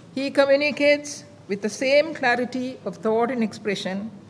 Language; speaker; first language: English; non-native, local second language; Sinhala